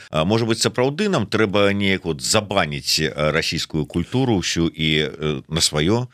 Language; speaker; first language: Belarusian; native; Belarusian